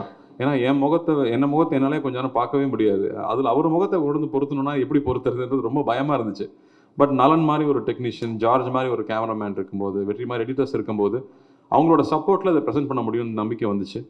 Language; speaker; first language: Tamil; native; Tamil